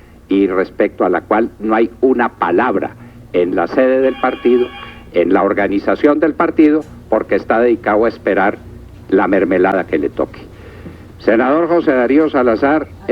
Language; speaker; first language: Spanish; native; Spanish